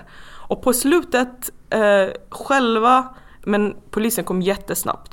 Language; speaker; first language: Swedish; non-native, fluent; Persian